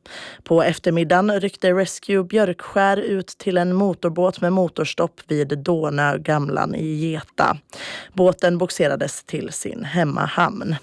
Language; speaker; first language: Swedish; native; Swedish